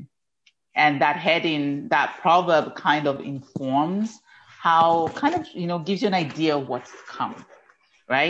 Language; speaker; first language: English; non-native, local second language; Yoruba